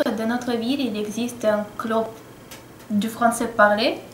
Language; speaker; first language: French; non-native, fluent; Russian